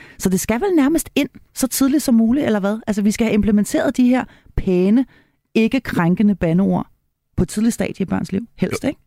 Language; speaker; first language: Danish; native; Danish